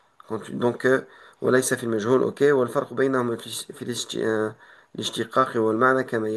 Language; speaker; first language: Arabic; non-native, learner; French